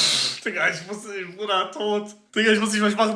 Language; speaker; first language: German; native; German